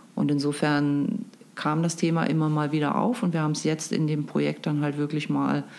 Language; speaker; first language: German; native; German